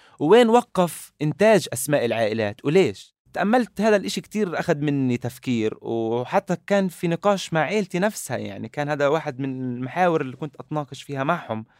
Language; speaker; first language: Arabic; native; Arabic